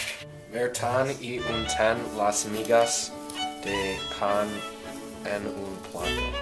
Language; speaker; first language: Spanish; non-native, learner; English